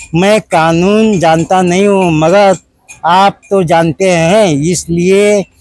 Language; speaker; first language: Hindi; non-native, local second language; Marathi